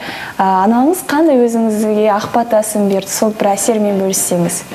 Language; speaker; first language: Kazakh; native; Kazakh